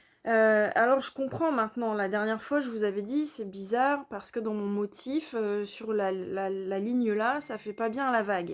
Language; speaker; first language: French; native; French